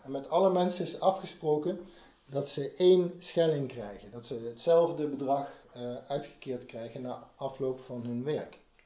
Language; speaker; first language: Dutch; native; Dutch